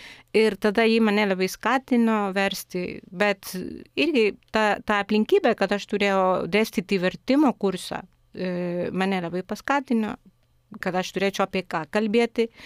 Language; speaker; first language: Lithuanian; non-native, fluent; Spanish